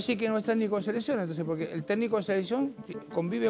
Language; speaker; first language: Spanish; native; Spanish